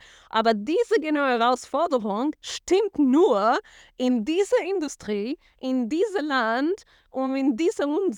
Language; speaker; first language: German; non-native, fluent; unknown